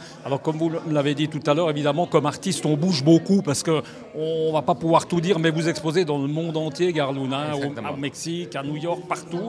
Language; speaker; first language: French; native; French